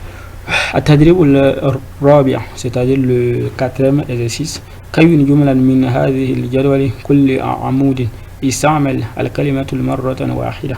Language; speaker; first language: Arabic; non-native, fluent; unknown